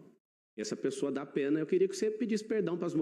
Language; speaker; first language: Portuguese; native; Portuguese